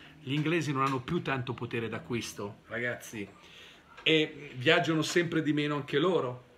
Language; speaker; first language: Italian; native; Italian